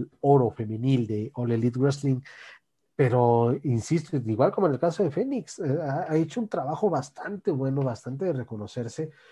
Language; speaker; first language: Spanish; native; Spanish